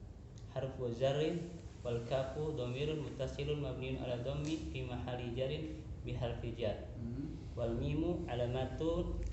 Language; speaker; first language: Arabic; non-native, learner; Indonesian